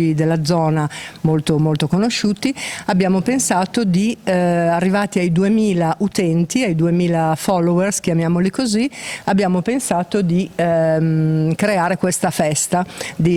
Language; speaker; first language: Italian; native; Italian